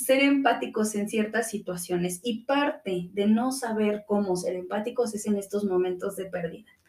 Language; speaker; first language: Spanish; native; Spanish